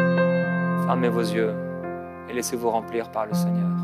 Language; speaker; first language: French; non-native, local second language; Haitian Creole